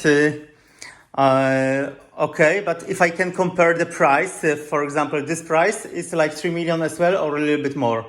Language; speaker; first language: English; non-native, learner; Polish